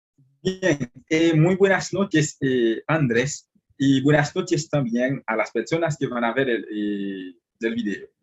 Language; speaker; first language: Spanish; non-native, fluent; Haitian Creole